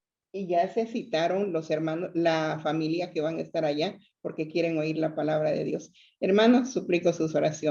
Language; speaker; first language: Spanish; native; Spanish